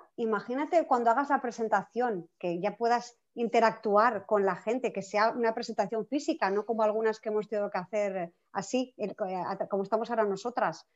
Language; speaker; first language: Spanish; native; Spanish